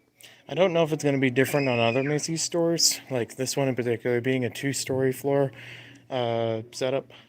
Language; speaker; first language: English; native; English